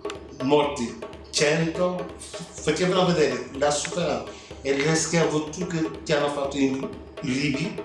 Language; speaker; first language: Italian; non-native, fluent; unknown